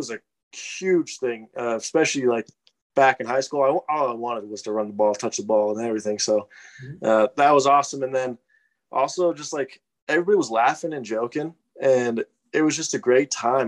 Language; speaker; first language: English; native; English